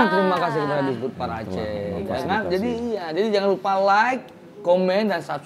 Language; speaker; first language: Indonesian; native; Indonesian